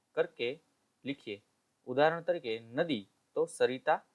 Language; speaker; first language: Hindi; non-native, local second language; Gujarati